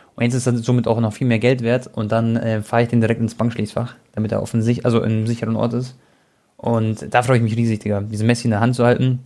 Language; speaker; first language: German; early bilingual, other home language; Croatian